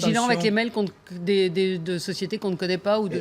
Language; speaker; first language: French; native; French